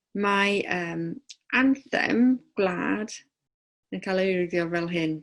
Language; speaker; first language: Welsh; non-native, local second language; English